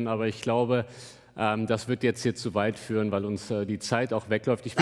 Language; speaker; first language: German; native; German